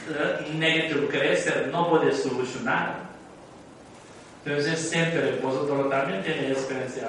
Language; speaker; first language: Spanish; non-native, learner; Tibetan